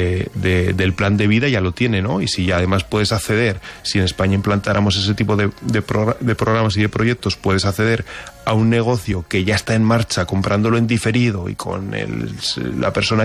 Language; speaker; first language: Spanish; native; Spanish